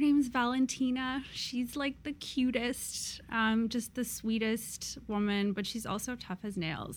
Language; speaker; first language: English; native; English